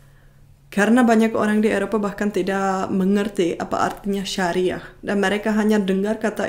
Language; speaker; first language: Indonesian; non-native, fluent; Czech